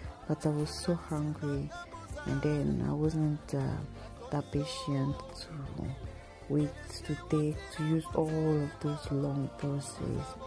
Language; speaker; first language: English; non-native, learner; French